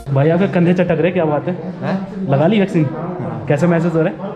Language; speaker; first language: Hindi; native; Hindi